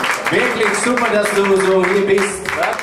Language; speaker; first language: German; non-native, learner; Dutch